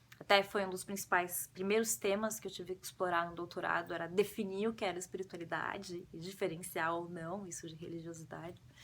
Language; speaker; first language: Portuguese; native; Portuguese